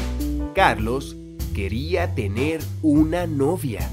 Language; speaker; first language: Spanish; non-native, fluent; English